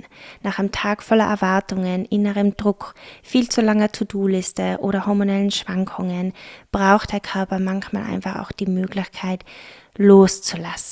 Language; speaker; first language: German; native; German